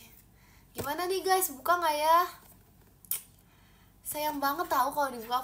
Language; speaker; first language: Indonesian; native; Indonesian